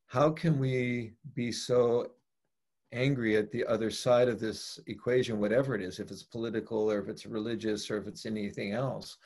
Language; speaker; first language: English; native; English